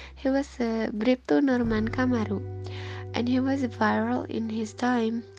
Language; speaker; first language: English; non-native, fluent; Indonesian